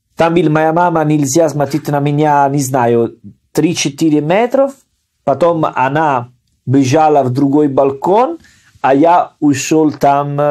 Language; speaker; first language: Russian; non-native, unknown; Italian